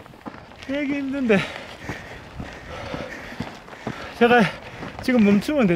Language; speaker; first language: Korean; native; Korean